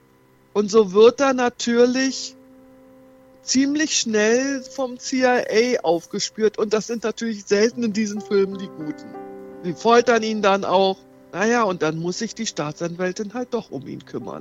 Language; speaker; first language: German; native; German